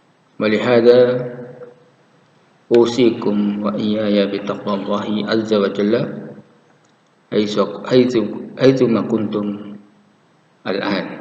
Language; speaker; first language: Arabic; non-native, fluent; Indonesian